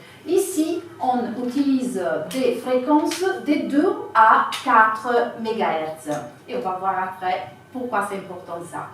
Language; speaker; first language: French; non-native, fluent; Italian